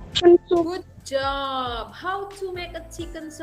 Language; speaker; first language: English; non-native, learner; Indonesian